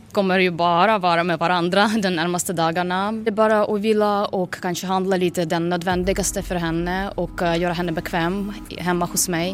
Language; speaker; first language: Swedish; non-native, fluent; Ukrainian